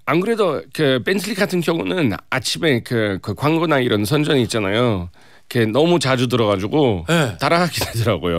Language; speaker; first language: Korean; non-native, fluent; English